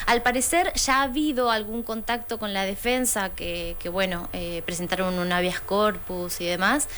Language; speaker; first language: Spanish; native; Spanish